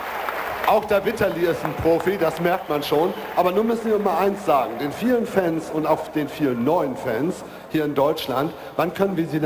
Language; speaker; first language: German; native; German